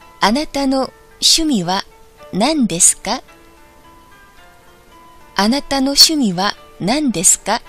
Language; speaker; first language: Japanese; non-native, fluent; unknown